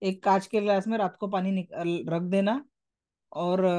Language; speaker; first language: Hindi; non-native, local second language; Marathi